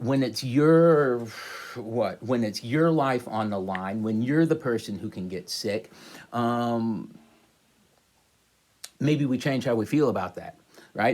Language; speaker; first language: English; native; English